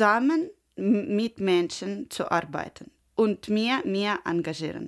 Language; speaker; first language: German; non-native, learner; Ukrainian